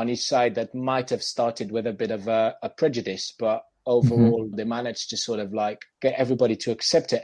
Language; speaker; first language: English; non-native, fluent; French